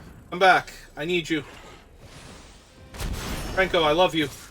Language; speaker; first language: English; native; English